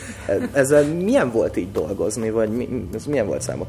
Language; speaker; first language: Hungarian; native; Hungarian